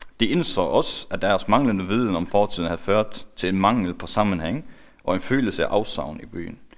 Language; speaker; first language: Danish; non-native, local second language; Faroese